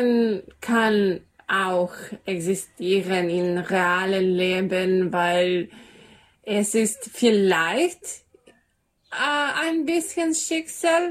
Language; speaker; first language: German; non-native, learner; Serbian